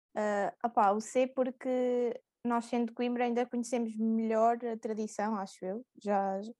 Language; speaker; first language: Portuguese; native; Portuguese